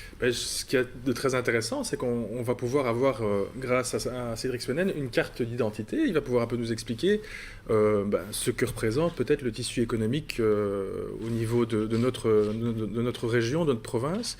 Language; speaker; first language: French; native; French